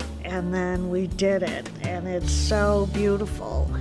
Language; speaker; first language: English; native; English